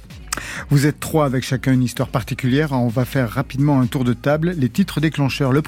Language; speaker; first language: French; native; French